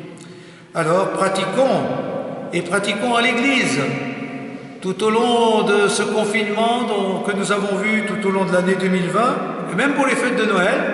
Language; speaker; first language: French; native; French